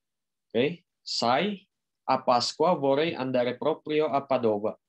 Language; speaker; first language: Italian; non-native, fluent; Indonesian